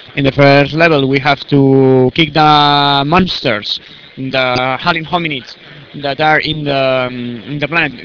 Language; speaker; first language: English; non-native, learner; Spanish